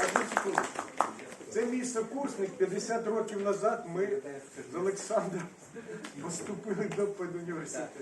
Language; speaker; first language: Ukrainian; non-native, local second language; Russian